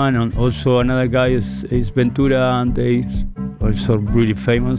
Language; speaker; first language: English; non-native, learner; Spanish